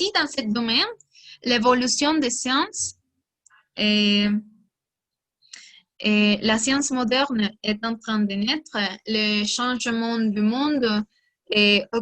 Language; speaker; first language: French; non-native, learner; Spanish